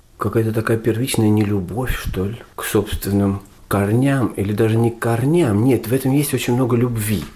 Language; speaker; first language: Russian; native; Russian